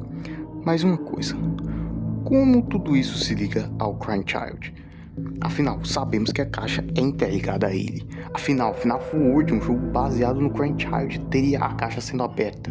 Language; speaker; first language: Portuguese; native; Portuguese